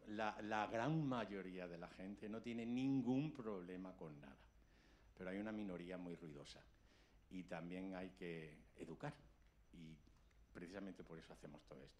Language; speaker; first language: Spanish; native; Spanish